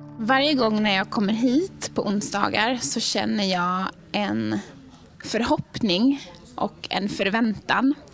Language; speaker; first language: Swedish; native; Swedish